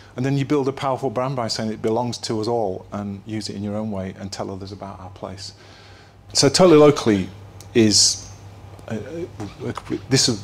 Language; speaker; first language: English; native; English